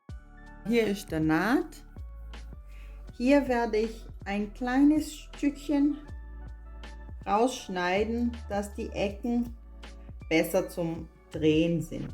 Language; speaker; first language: German; non-native, fluent; Portuguese